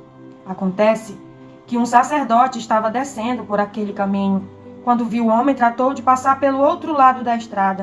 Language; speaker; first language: Portuguese; native; Portuguese